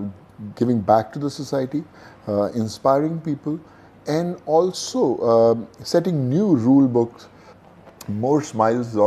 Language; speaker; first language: English; non-native, local second language; Punjabi